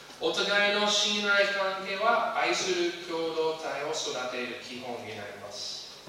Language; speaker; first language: Japanese; non-native, fluent; English